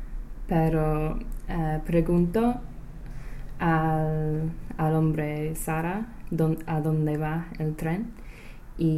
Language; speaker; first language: Spanish; non-native, learner; English